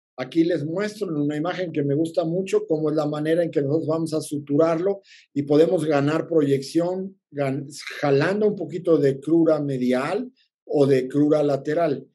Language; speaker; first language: Spanish; native; Spanish